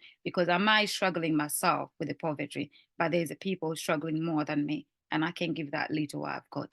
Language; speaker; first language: English; non-native, fluent; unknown